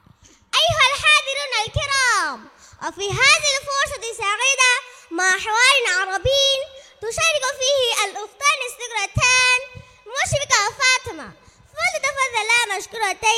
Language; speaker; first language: Arabic; non-native, learner; Bangla